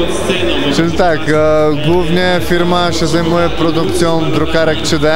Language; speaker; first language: Polish; non-native, fluent; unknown